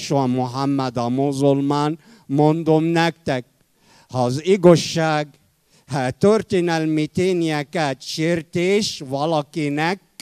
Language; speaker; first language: Hungarian; non-native, fluent; Arabic